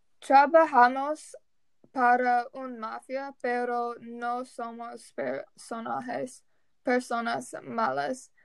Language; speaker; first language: Spanish; non-native, learner; English